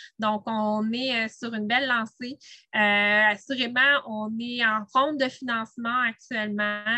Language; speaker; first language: French; native; French